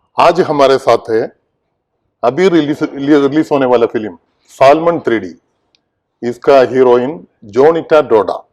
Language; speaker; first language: Hindi; non-native, local second language; Malayalam